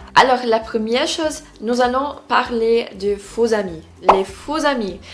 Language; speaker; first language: French; non-native, fluent; English